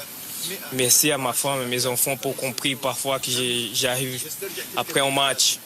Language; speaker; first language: French; non-native, fluent; Portuguese